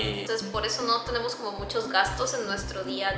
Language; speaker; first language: Spanish; native; Spanish